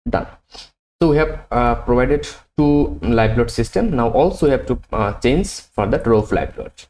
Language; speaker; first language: English; non-native, local second language; Bangla